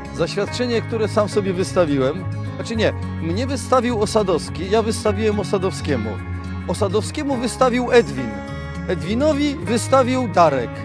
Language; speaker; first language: Polish; native; Polish